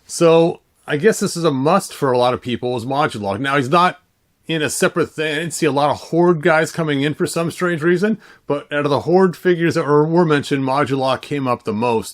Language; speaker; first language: English; native; English